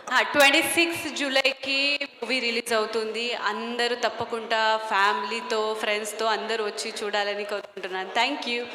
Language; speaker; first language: Telugu; non-native, fluent; Marathi